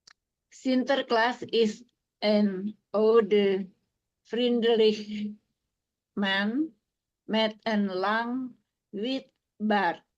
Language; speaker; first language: Dutch; non-native, learner; Indonesian